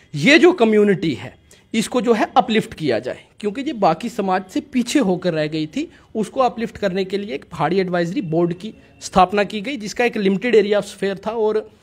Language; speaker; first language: Hindi; native; Hindi